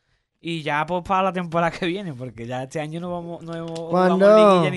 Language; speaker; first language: Spanish; native; Spanish